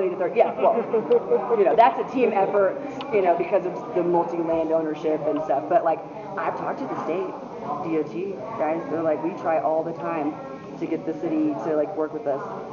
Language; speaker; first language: English; native; English